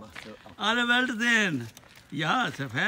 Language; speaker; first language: German; non-native, learner; Urdu